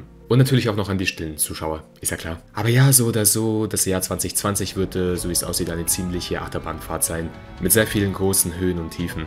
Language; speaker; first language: German; native; German